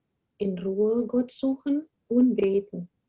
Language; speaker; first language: German; non-native, fluent; Indonesian